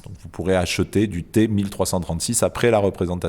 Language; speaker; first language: French; native; French